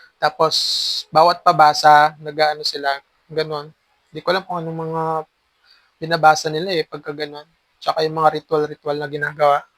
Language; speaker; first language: Filipino; native; Filipino